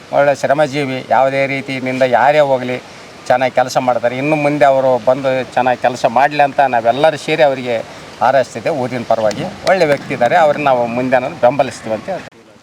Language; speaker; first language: Kannada; native; Kannada